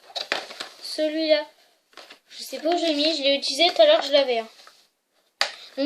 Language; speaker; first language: French; native; French